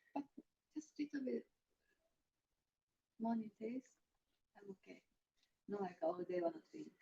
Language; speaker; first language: English; non-native, learner; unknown